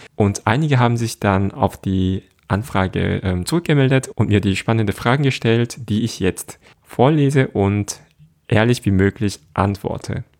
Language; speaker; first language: German; non-native, fluent; Korean